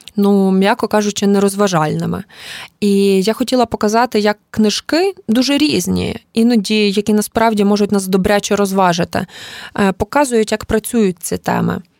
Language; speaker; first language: Ukrainian; native; Ukrainian